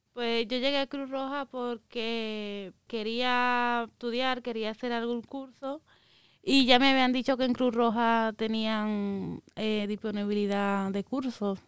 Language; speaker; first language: Spanish; native; Spanish